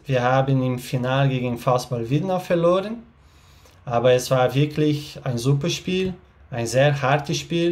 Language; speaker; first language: German; non-native, learner; Portuguese